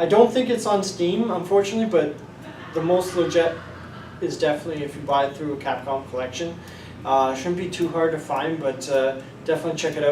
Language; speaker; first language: English; native; English